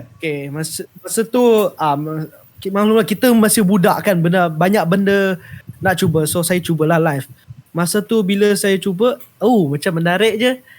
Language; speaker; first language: Malay; non-native, local second language; Iban